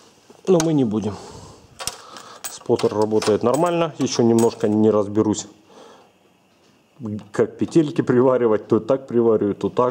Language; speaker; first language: Russian; native; Russian